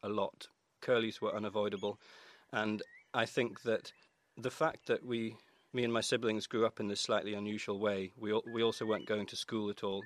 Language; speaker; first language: English; native; English